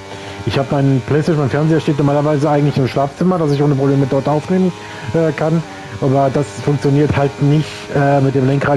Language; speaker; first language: German; native; German